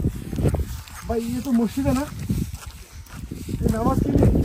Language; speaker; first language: Hindi; non-native, learner; Bangla